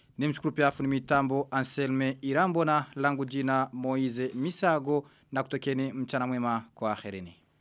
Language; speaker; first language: Swahili; non-native, local second language; Rundi